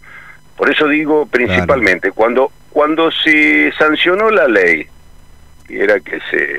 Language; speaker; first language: Spanish; native; Spanish